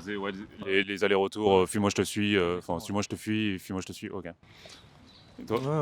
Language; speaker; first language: French; native; French